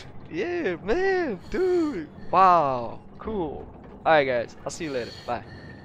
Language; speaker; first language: English; non-native, fluent; Russian